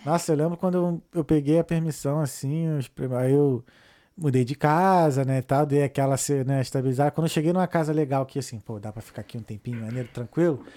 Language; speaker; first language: Portuguese; native; Portuguese